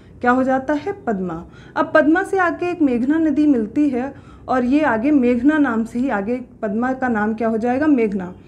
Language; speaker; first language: Hindi; native; Hindi